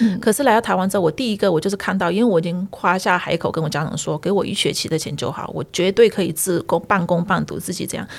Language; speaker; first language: Chinese; early bilingual, heritage; Chinese